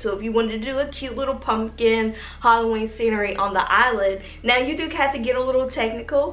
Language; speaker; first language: English; native; English